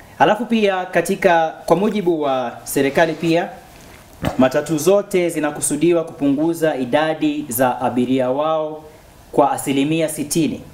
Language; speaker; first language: Swahili; native; Swahili